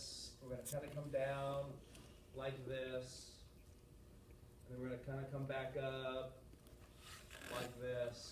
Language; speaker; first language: English; native; English